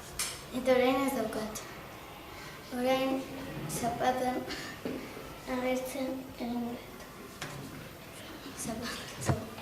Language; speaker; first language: Basque; non-native, learner; Spanish